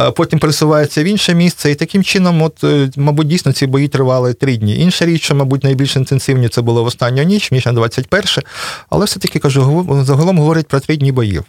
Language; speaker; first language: Ukrainian; native; Ukrainian